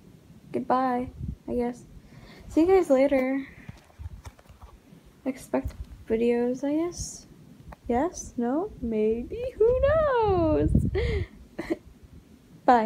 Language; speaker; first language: English; native; English